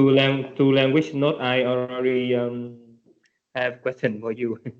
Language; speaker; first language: English; non-native, learner; Vietnamese